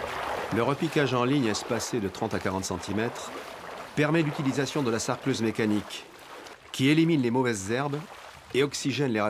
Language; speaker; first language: French; native; French